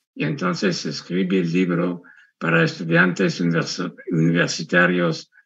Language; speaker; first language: Spanish; non-native, fluent; French